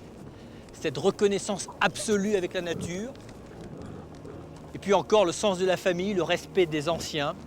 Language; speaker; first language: French; native; French